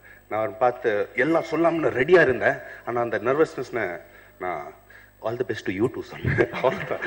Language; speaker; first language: Tamil; non-native, fluent; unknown